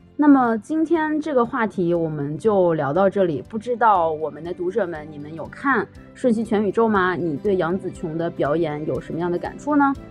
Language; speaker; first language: Chinese; native; Chinese